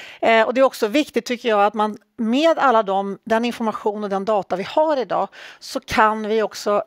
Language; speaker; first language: Swedish; native; Swedish